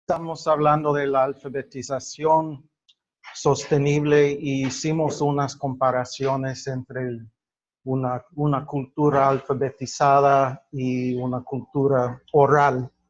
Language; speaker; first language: Spanish; non-native, fluent; English